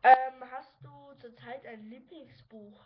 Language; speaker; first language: German; native; German